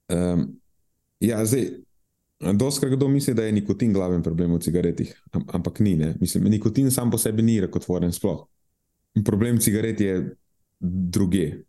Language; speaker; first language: Slovenian; early bilingual, other home language; Bosnian